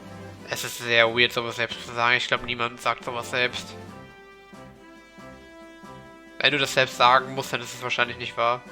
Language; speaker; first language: German; native; German